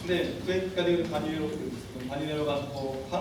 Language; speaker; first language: Japanese; native; Japanese